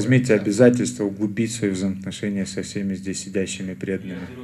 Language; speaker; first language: Russian; native; Russian